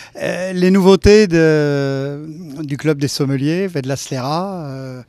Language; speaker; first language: French; native; French